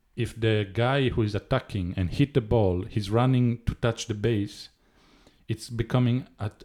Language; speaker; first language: English; non-native, fluent; Italian